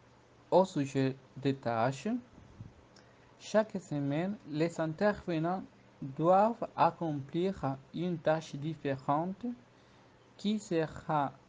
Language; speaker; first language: French; non-native, fluent; Spanish